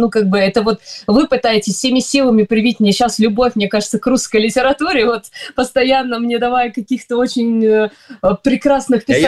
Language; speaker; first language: Russian; native; Russian